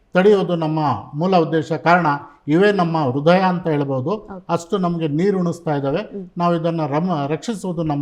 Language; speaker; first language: Kannada; non-native, local second language; Urdu